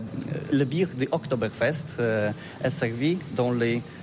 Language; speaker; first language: French; non-native, learner; Polish